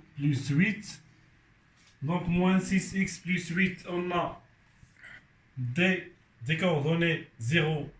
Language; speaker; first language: French; non-native, local second language; Arabic